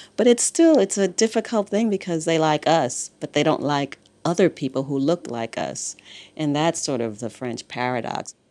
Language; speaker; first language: English; native; English